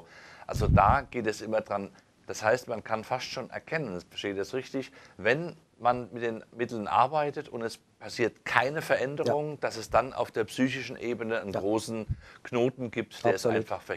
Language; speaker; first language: German; native; German